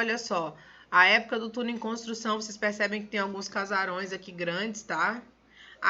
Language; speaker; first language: Portuguese; native; Portuguese